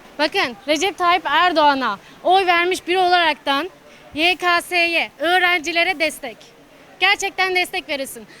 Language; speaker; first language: Turkish; native; Turkish